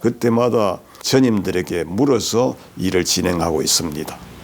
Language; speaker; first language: Korean; native; Korean